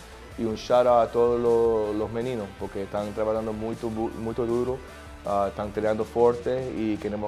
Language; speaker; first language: Portuguese; non-native, learner; Spanish